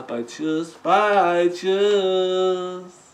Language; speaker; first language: English; non-native, learner; German